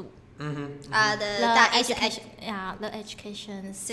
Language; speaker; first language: English; non-native, fluent; Chinese